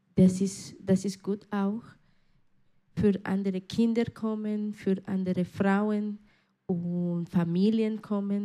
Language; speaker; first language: German; non-native, learner; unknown